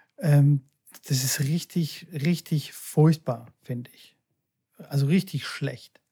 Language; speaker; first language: German; early bilingual, other home language; Bulgarian